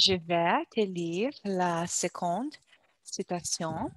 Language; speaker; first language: French; non-native, learner; Portuguese